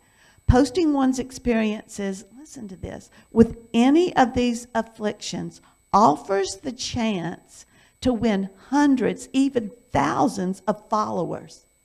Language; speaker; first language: English; native; English